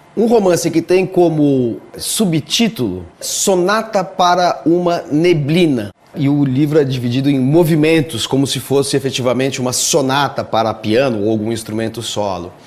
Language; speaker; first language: Portuguese; native; Portuguese